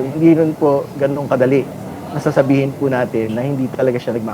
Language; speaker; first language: Filipino; native; Filipino